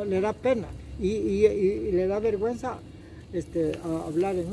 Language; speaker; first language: Spanish; native; Spanish